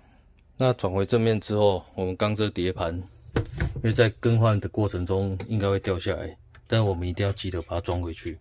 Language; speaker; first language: Chinese; native; Chinese